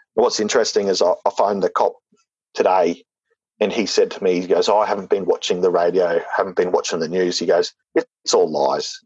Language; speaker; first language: English; native; English